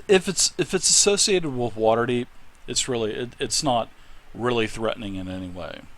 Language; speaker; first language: English; native; English